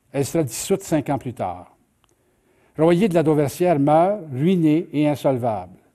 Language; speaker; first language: French; native; French